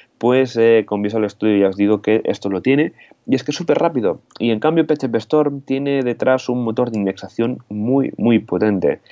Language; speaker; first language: Spanish; non-native, local second language; Catalan